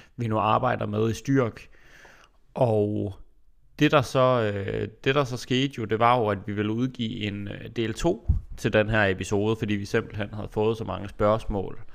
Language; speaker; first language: Danish; native; Danish